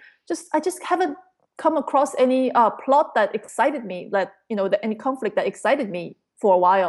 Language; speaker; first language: English; non-native, fluent; Chinese